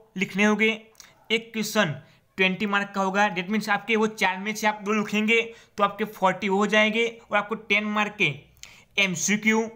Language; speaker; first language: Hindi; non-native, local second language; Gujarati